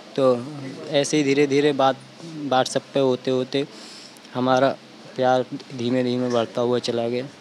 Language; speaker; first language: Hindi; native; Hindi